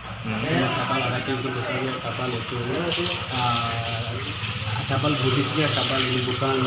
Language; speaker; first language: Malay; non-native, learner; Rohingya